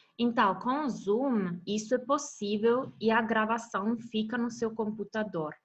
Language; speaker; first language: Portuguese; non-native, fluent; Italian